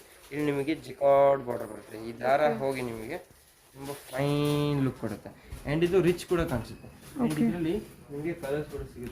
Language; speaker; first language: Kannada; non-native, local second language; Hindi